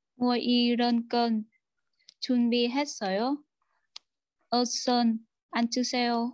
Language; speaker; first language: Korean; non-native, learner; Vietnamese